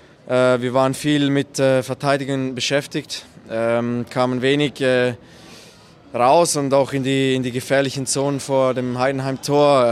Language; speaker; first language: German; native; German